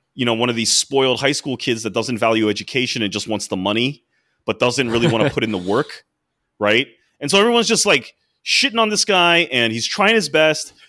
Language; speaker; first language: English; native; English